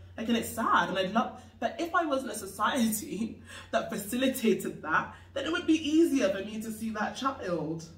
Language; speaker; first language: English; native; English